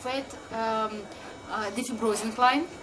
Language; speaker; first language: English; non-native, learner; Russian